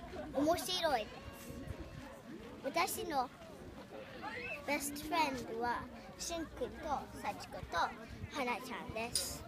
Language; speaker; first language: Japanese; early bilingual, heritage; Japanese